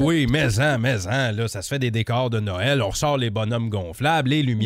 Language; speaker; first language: French; native; French